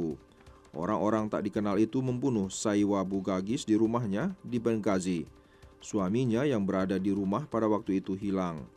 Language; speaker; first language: Indonesian; native; Indonesian